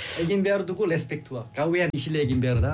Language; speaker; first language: Basque; non-native, learner; Korean